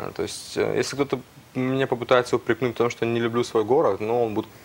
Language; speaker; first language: Russian; native; Russian